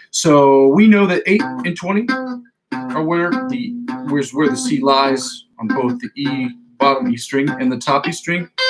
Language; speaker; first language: English; native; English